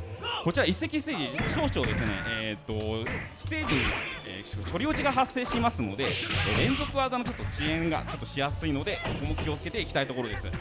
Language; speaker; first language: Japanese; native; Japanese